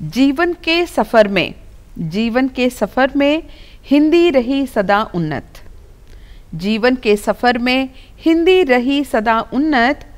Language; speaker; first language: Hindi; non-native, local second language; Telugu